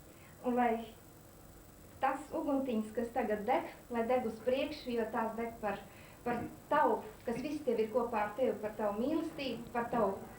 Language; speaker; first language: Latvian; native; Latvian